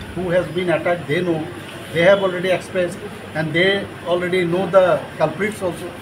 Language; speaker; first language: English; non-native, local second language; Bangla